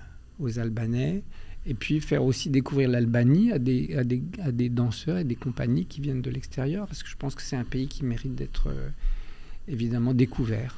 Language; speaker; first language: French; early bilingual, other home language; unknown